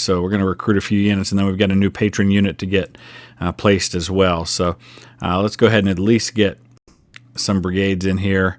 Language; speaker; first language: English; native; English